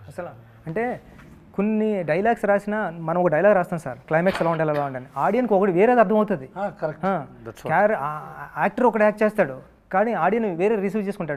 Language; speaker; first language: Telugu; native; Telugu